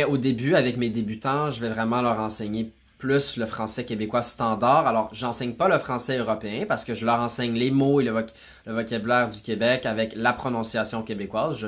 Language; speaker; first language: French; native; French